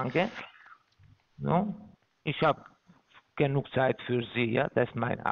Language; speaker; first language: German; non-native, fluent; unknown